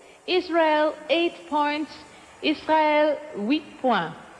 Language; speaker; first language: English; non-native, fluent; Dutch